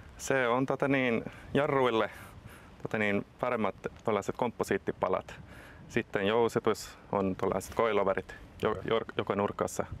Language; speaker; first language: Finnish; non-native, local second language; Swedish